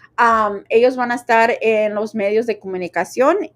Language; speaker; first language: Spanish; early bilingual, heritage; Spanish